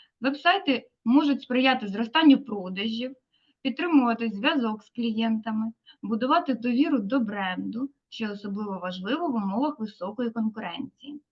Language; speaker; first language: Ukrainian; native; Ukrainian